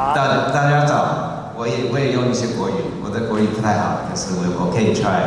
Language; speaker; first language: Chinese; early bilingual, heritage; Chinese